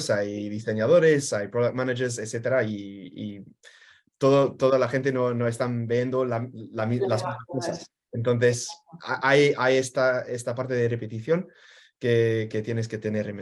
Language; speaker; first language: Spanish; non-native, fluent; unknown